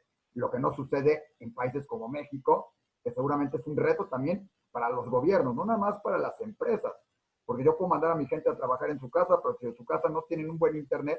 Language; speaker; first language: Spanish; native; Spanish